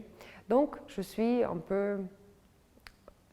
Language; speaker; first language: French; non-native, fluent; Russian